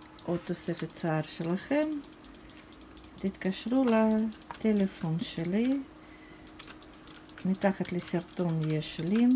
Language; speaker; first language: Hebrew; non-native, fluent; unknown